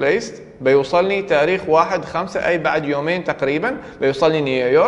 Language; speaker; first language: Arabic; native; Arabic